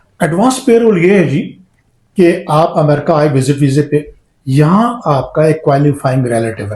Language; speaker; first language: Urdu; native; Urdu